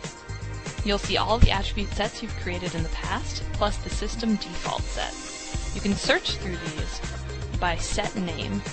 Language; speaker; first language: English; native; English